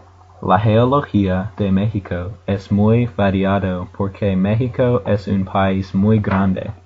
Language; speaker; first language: Spanish; non-native, learner; English